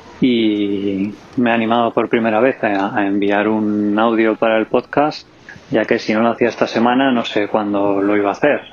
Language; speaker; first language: Spanish; native; Spanish